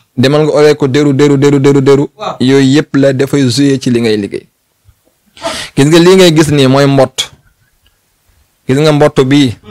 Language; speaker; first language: Wolof; non-native, local second language; Fula